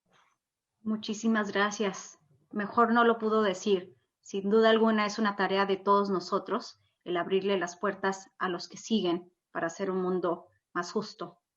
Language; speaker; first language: Spanish; native; Spanish